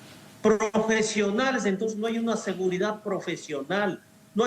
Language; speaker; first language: Spanish; native; Spanish